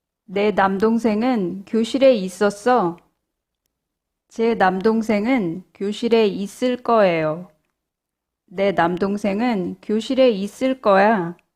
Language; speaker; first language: Korean; non-native, fluent; English